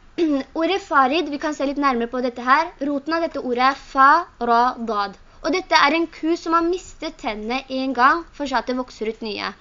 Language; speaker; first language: Norwegian; early bilingual, other home language; Urdu